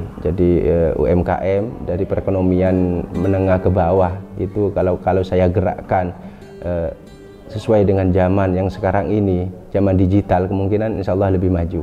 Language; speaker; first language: Indonesian; non-native, local second language; Madurese